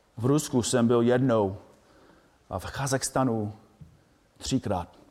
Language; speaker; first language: Czech; non-native, fluent; English